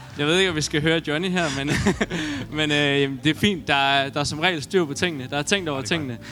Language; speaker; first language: Danish; native; Danish